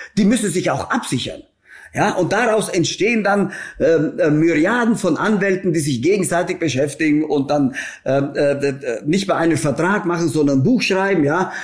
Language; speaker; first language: German; native; German